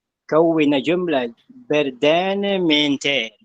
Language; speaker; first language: Arabic; native; Arabic